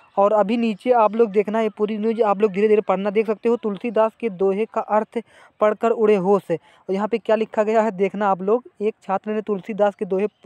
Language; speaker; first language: Hindi; native; Hindi